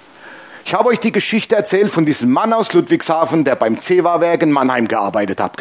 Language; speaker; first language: German; native; German